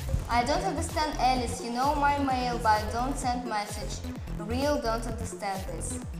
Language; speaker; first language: English; non-native, learner; Russian